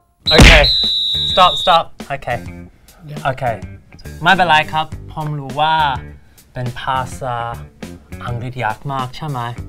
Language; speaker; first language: Thai; non-native, learner; English